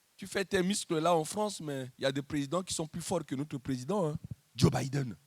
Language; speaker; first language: French; non-native, local second language; Lingala